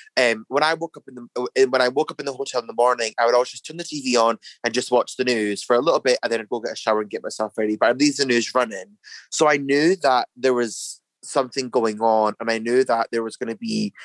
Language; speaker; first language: English; native; English